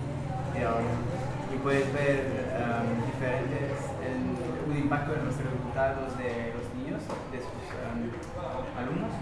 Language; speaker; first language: Spanish; non-native, learner; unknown